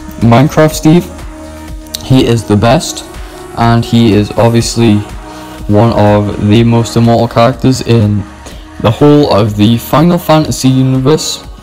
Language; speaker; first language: English; native; English